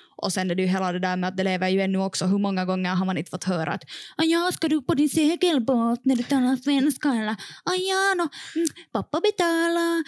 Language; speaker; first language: Swedish; native; Swedish